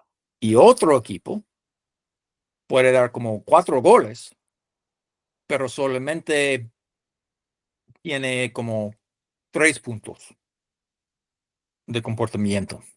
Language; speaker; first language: Spanish; non-native, fluent; English